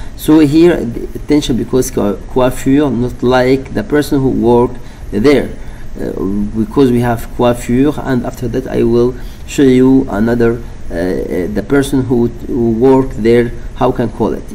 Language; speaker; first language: English; non-native, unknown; Arabic